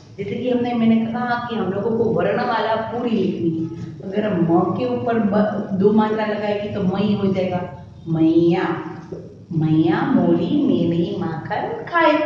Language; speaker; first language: Hindi; non-native, local second language; Gujarati